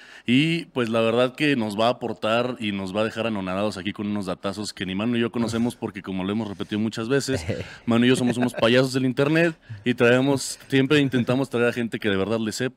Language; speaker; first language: Spanish; native; Spanish